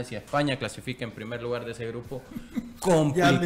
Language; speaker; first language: Spanish; native; Spanish